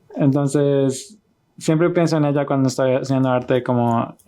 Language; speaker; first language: Spanish; early bilingual, other home language; English